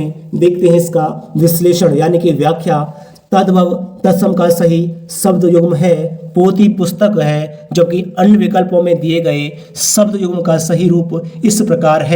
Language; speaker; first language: Hindi; native; Hindi